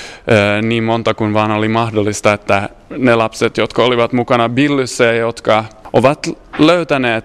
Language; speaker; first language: Finnish; non-native, fluent; Swedish